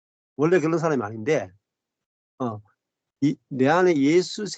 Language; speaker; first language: Korean; native; Korean